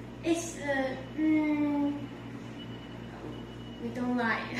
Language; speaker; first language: English; non-native, learner; Chinese